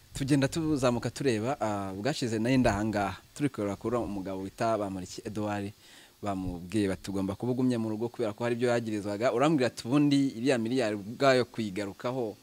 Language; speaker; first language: Kinyarwanda; native; Kinyarwanda